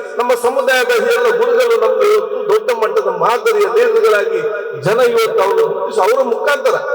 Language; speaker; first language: Kannada; non-native, local second language; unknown